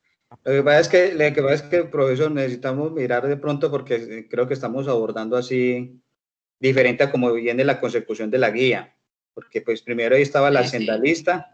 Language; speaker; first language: Spanish; native; Spanish